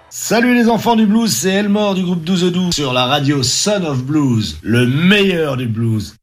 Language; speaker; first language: French; native; French